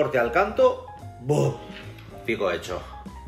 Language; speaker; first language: Spanish; native; Spanish